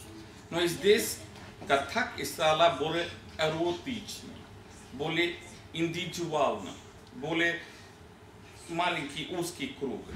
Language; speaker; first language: Russian; non-native, learner; Hindi